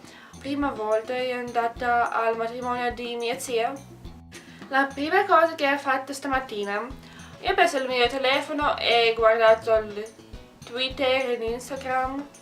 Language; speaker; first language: Italian; non-native, learner; Russian